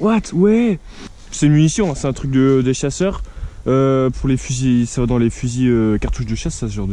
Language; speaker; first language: French; native; French